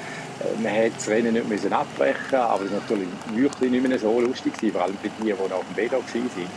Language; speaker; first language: German; native; German